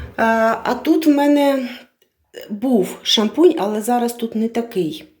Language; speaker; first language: Ukrainian; non-native, local second language; Russian